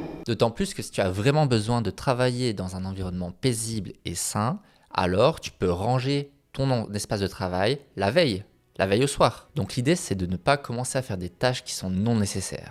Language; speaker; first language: French; native; French